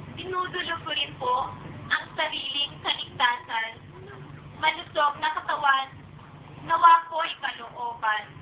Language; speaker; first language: Filipino; native; Filipino